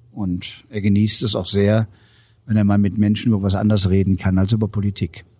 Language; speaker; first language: German; native; German